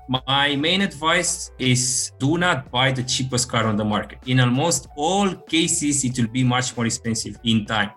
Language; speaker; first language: English; non-native, fluent; Romanian